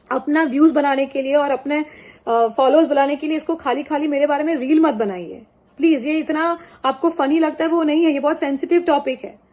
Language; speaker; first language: Hindi; non-native, local second language; Gujarati